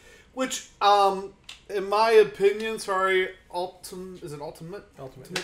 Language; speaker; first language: English; native; English